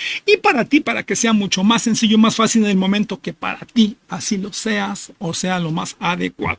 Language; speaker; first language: Spanish; native; Spanish